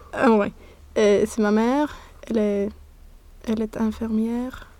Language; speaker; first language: French; non-native, learner; Swedish